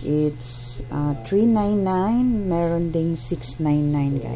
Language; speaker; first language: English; non-native, local second language; Filipino